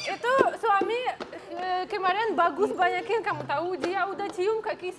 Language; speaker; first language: Indonesian; non-native, learner; Russian